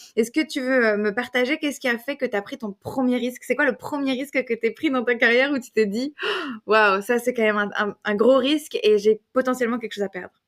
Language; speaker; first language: French; native; French